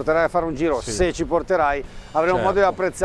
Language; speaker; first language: Italian; native; Italian